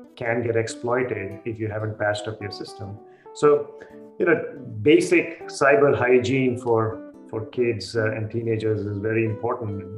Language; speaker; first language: English; non-native, local second language; Hindi